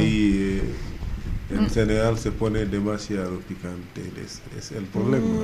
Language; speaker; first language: Spanish; non-native, fluent; Wolof